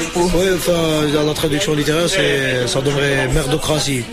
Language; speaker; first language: French; non-native, local second language; Arabic